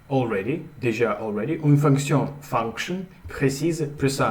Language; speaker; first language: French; non-native, learner; Russian